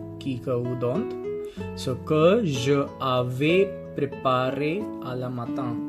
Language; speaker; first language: French; non-native, learner; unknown